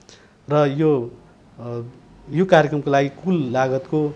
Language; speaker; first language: Nepali; native; Nepali